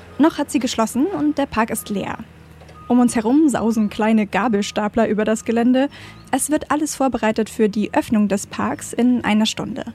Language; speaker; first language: German; native; German